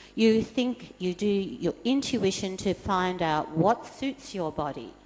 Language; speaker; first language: English; native; English